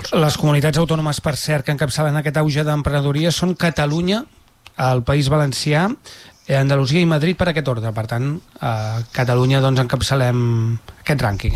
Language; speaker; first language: Catalan; native; Catalan